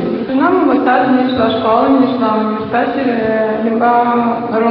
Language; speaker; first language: Romanian; non-native, learner; Russian